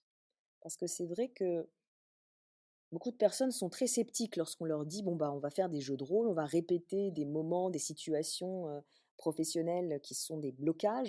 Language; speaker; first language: French; native; French